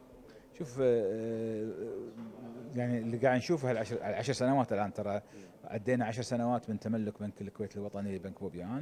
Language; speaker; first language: Arabic; native; Arabic